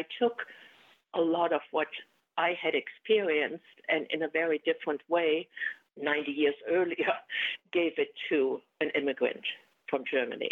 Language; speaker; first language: English; non-native, fluent; German